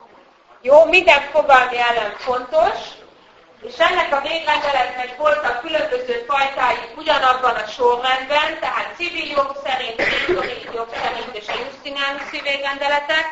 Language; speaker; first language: Hungarian; native; Hungarian